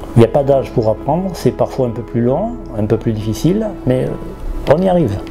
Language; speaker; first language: French; native; French